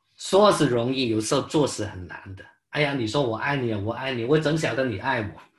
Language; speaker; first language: Chinese; non-native, local second language; Cantonese